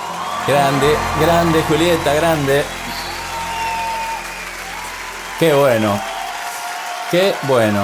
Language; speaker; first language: Spanish; native; Spanish